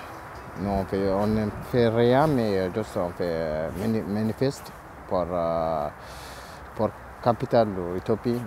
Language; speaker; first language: French; non-native, learner; Oromo